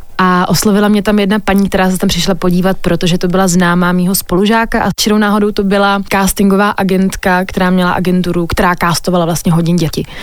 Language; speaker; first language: Czech; native; Czech